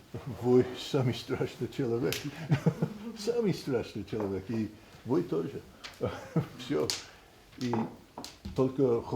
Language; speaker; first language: Russian; non-native, learner; English